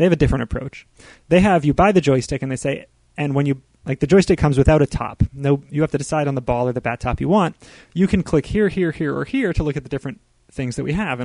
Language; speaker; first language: English; native; English